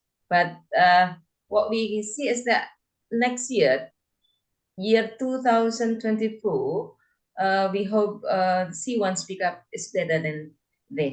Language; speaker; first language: English; non-native, fluent; Indonesian